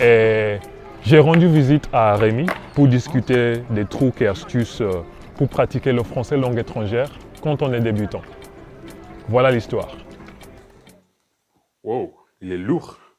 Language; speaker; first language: French; non-native, fluent; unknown